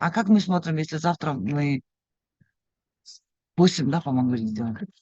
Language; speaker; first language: Russian; non-native, fluent; Mongolian